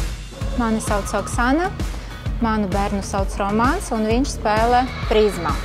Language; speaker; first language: Latvian; non-native, local second language; Russian